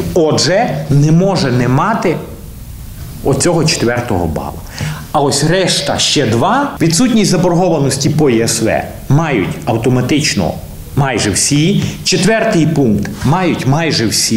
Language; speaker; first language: Ukrainian; native; Ukrainian